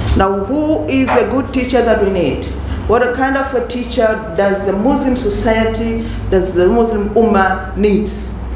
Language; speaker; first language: English; non-native, local second language; Swahili